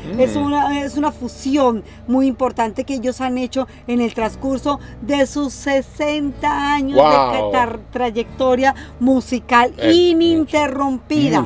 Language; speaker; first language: Spanish; native; Spanish